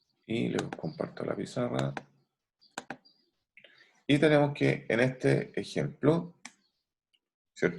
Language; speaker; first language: Spanish; native; Spanish